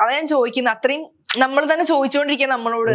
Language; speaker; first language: Malayalam; native; Malayalam